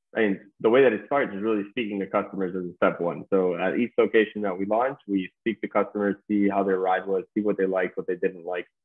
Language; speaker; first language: English; native; English